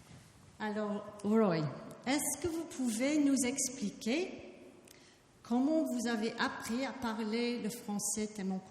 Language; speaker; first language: French; non-native, learner; English